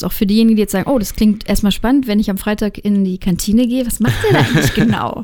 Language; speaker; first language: German; native; German